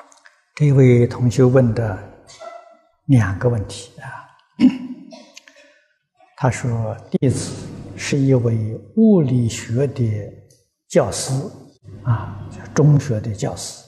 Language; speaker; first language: Chinese; native; Chinese